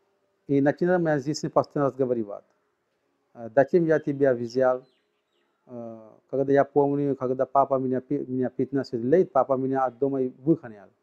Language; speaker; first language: Russian; non-native, learner; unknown